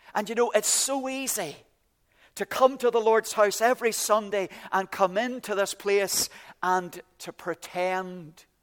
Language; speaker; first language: English; native; English